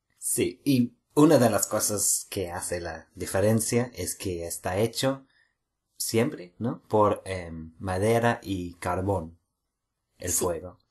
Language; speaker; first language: Spanish; non-native, fluent; English